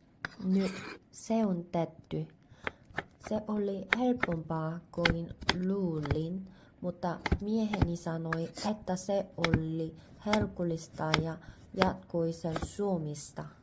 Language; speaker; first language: Finnish; non-native, learner; Korean